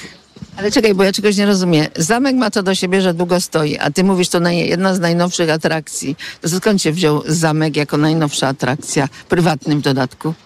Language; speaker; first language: Polish; native; Polish